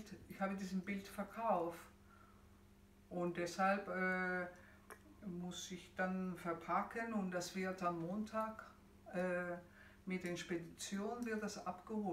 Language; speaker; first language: German; non-native, fluent; Spanish